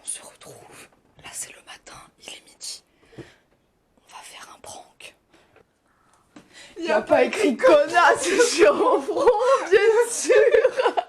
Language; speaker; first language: French; native; French